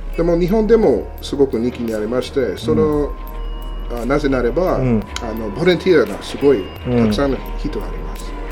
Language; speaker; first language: Japanese; non-native, learner; English